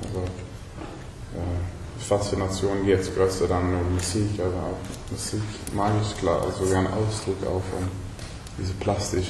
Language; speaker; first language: German; non-native, learner; Swedish